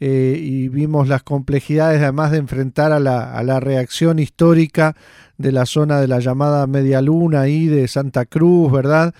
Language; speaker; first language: Spanish; native; Spanish